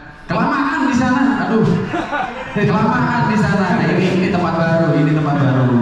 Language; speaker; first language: Indonesian; native; Indonesian